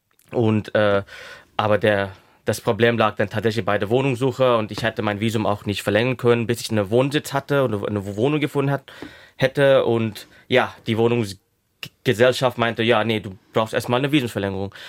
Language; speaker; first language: German; non-native, fluent; Urdu